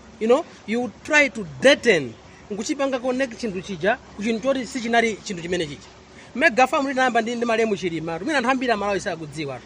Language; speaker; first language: Nyanja; non-native, local second language; Tumbuka